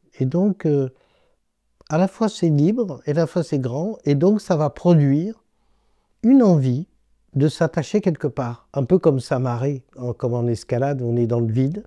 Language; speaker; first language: French; native; French